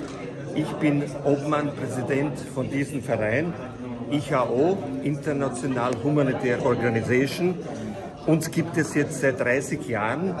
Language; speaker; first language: German; non-native, fluent; Bosnian